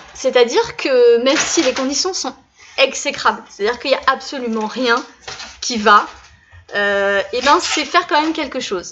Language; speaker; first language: French; native; French